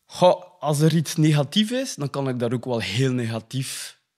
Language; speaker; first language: Dutch; non-native, fluent; French